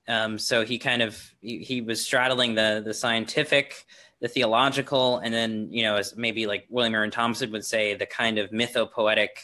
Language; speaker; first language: English; native; English